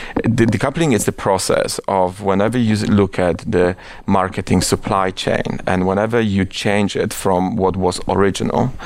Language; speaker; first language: English; non-native, fluent; Polish